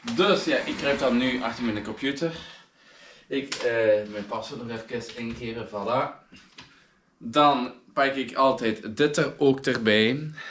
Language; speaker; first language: Dutch; native; Dutch